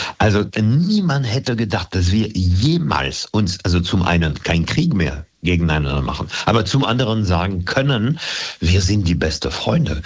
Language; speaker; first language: German; non-native, fluent; French